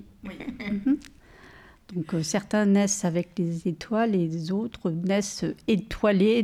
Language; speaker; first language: French; early bilingual, other home language; Portuguese